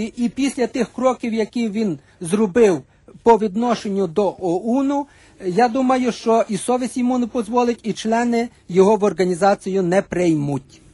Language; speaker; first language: Ukrainian; native; Ukrainian